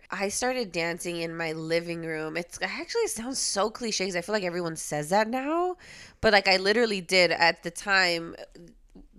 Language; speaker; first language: English; native; English